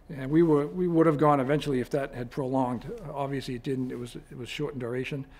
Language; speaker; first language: English; native; English